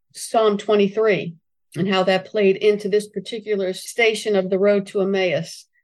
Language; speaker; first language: English; native; English